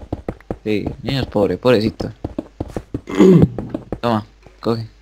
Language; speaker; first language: Spanish; native; Spanish